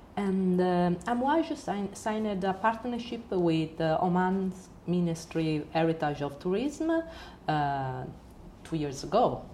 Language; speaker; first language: English; non-native, learner; Italian